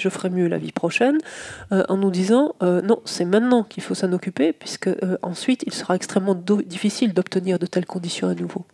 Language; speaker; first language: French; native; French